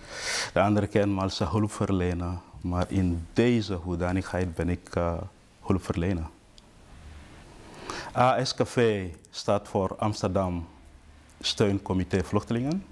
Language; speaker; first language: Dutch; non-native, fluent; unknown